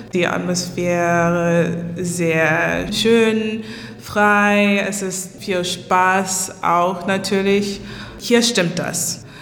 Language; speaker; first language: German; non-native, fluent; English